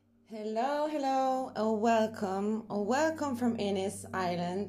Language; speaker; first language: English; non-native, fluent; Polish